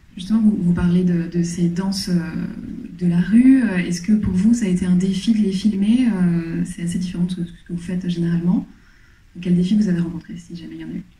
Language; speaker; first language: French; native; French